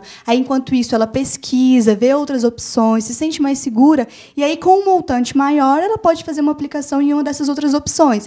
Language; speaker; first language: Portuguese; native; Portuguese